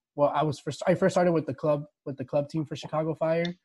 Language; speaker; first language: English; early bilingual, other home language; Spanish